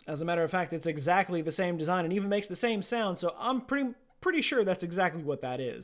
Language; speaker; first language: English; native; English